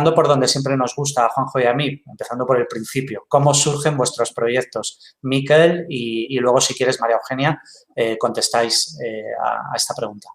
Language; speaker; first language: Spanish; native; Spanish